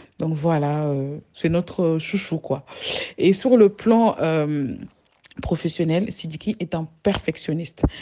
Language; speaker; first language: French; non-native, local second language; Bambara